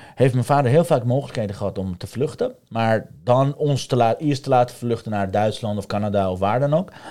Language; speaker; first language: Dutch; non-native, fluent; Persian